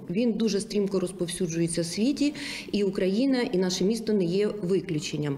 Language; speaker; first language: Ukrainian; native; Ukrainian